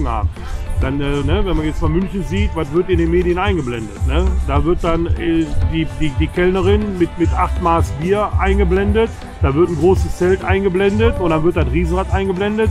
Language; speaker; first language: German; native; German